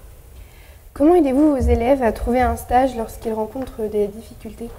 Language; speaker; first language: French; native; French